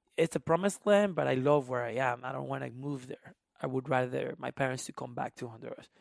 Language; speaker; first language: English; early bilingual, other home language; Spanish